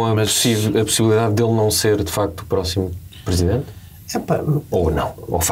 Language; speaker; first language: Portuguese; native; Portuguese